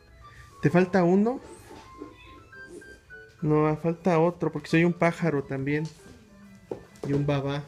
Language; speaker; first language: Spanish; native; Spanish